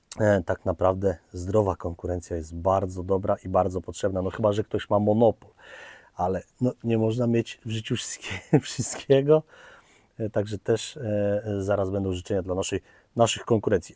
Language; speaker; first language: Polish; native; Polish